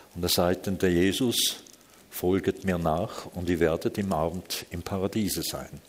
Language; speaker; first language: German; early bilingual, other home language; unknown